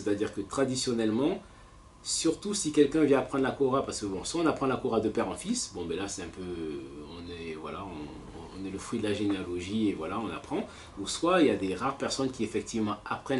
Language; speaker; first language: French; native; French